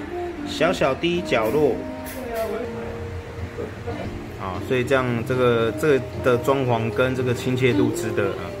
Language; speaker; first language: Chinese; native; Chinese